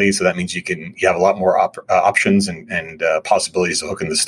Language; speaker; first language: English; native; English